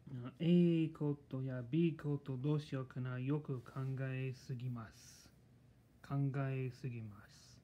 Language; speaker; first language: Japanese; non-native, learner; English